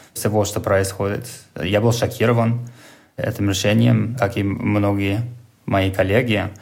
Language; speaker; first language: Russian; non-native, fluent; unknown